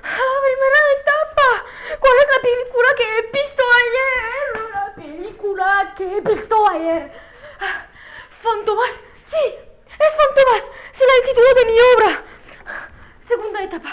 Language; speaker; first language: Spanish; non-native, learner; French